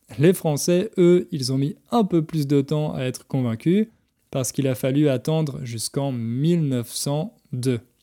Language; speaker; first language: French; native; French